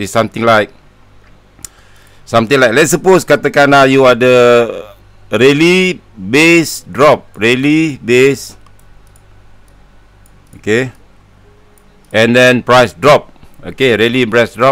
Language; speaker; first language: English; non-native, local second language; Malay